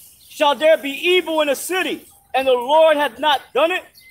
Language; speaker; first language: English; native; English